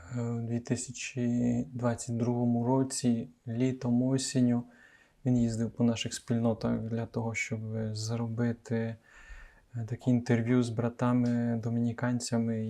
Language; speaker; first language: Ukrainian; native; Ukrainian